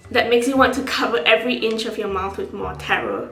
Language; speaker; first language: English; non-native, local second language; Min Nan Chinese